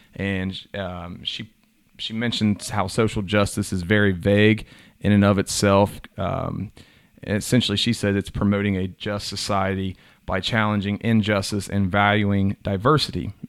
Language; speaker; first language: English; native; English